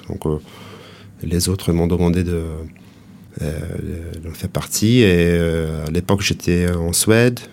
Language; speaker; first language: French; non-native, fluent; Italian